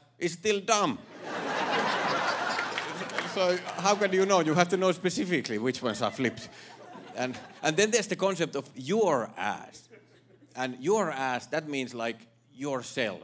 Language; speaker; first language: English; non-native, fluent; Finnish